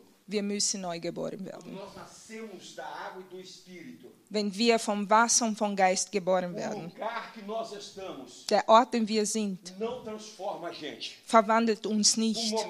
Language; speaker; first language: German; non-native, fluent; Portuguese